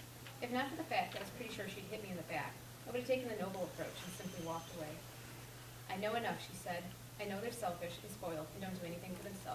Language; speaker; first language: English; native; English